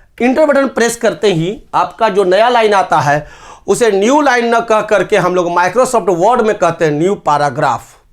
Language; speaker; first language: Hindi; native; Hindi